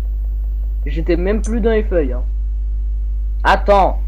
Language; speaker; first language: French; native; French